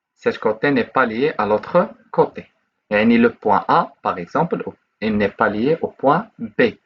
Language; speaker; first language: French; non-native, local second language; Arabic